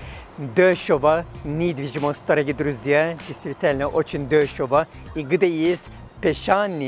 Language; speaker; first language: Russian; non-native, fluent; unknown